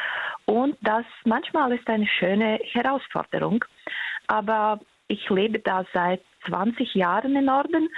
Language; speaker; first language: German; non-native, fluent; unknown